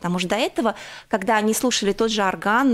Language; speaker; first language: Russian; native; Russian